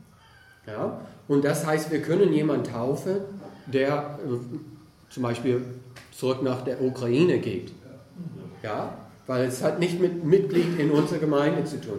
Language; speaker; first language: German; non-native, fluent; English